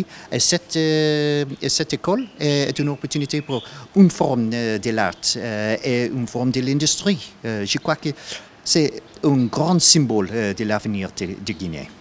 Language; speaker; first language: French; non-native, learner; English